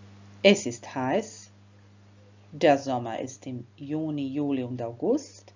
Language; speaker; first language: German; non-native, fluent; Croatian